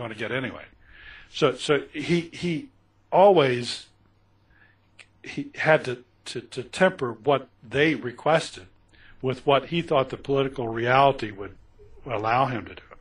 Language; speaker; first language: English; native; English